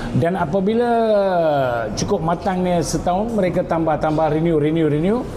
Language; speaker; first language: Malay; non-native, local second language; Tamil